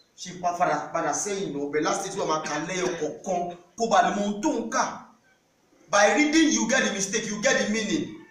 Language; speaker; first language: English; non-native, local second language; Yoruba